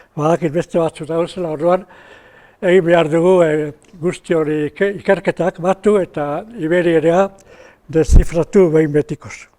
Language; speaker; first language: Basque; native; Basque